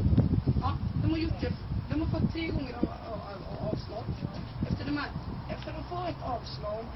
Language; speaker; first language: Swedish; non-native, fluent; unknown